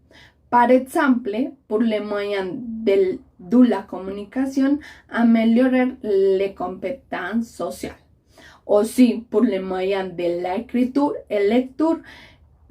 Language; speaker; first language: French; non-native, learner; Spanish